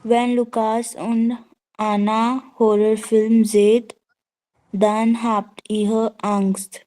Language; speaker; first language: German; non-native, learner; Hindi